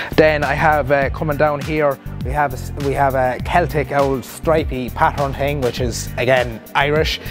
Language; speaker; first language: English; native; English